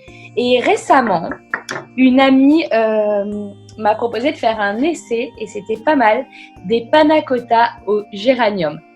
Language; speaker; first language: French; native; French